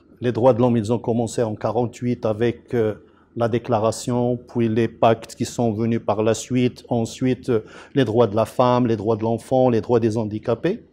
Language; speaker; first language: French; non-native, local second language; Arabic